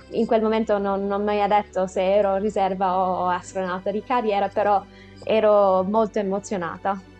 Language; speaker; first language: Italian; non-native, fluent; English